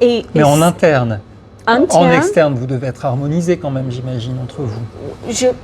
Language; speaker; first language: French; native; French